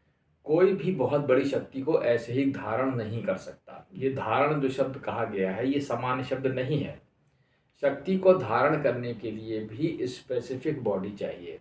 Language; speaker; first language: Hindi; native; Hindi